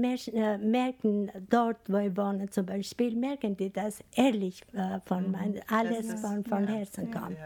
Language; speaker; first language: German; non-native, fluent; Albanian